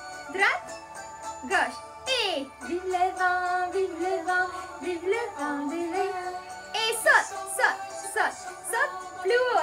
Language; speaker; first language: French; non-native, fluent; Romanian